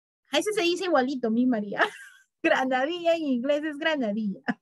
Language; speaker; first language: Spanish; native; Spanish